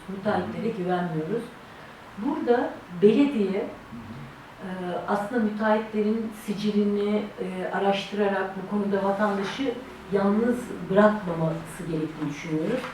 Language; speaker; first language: Turkish; native; Turkish